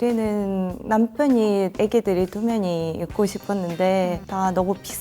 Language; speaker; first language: Korean; non-native, learner; Russian